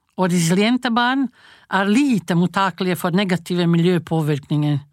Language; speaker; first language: Norwegian; non-native, fluent; Croatian